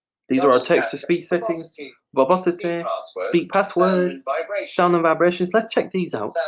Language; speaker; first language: English; native; English